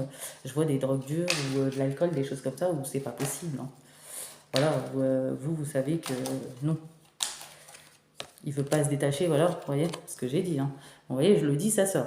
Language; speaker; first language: French; native; French